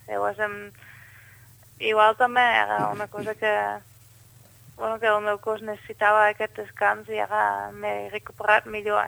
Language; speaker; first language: Catalan; non-native, fluent; Dutch